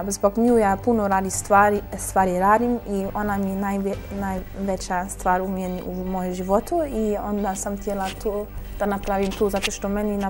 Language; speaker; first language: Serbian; early bilingual, heritage; German